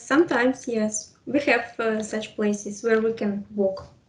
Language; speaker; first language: English; non-native, fluent; Russian